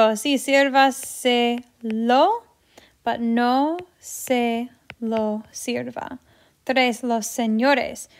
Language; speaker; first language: Spanish; non-native, fluent; English